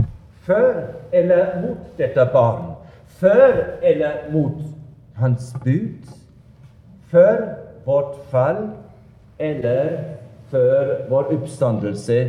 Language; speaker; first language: Swedish; non-native, fluent; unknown